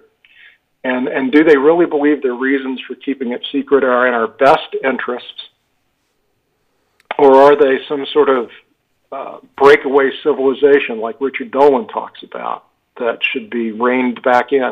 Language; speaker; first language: English; native; English